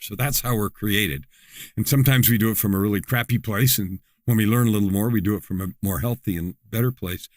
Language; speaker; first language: English; native; English